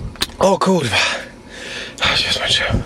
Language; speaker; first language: Polish; native; Polish